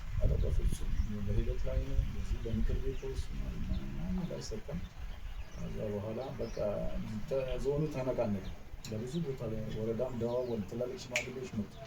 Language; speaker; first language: Amharic; non-native, local second language; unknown